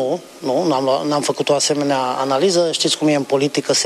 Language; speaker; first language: Romanian; non-native, local second language; Hungarian